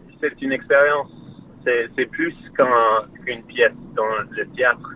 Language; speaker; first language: French; non-native, learner; English